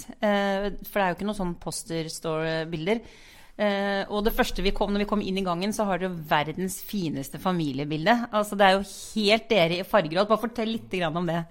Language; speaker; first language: Norwegian; native; Norwegian